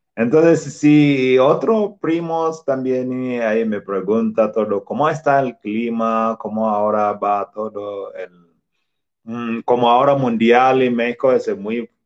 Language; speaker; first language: Spanish; non-native, fluent; Swahili